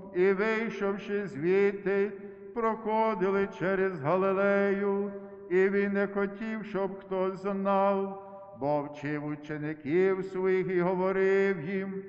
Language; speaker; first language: Ukrainian; early bilingual, heritage; Ukrainian